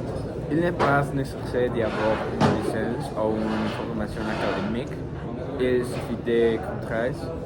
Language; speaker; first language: French; non-native, learner; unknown